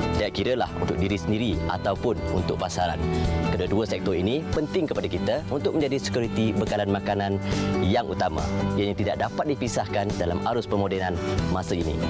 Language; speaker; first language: Malay; native; Malay